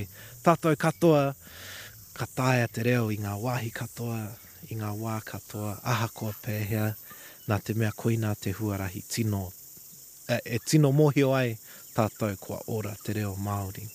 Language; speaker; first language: Māori; non-native, local second language; English